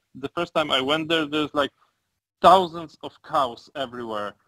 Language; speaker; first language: English; non-native, fluent; Polish